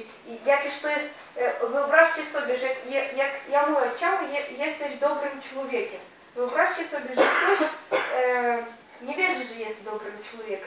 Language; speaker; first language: Polish; non-native, fluent; Ukrainian